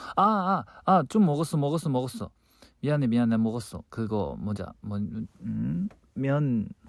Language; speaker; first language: Korean; non-native, fluent; Chinese